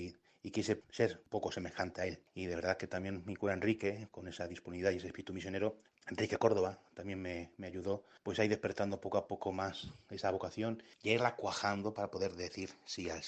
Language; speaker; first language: Spanish; native; Spanish